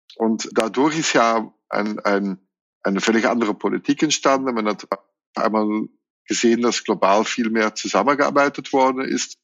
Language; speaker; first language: German; non-native, fluent; Dutch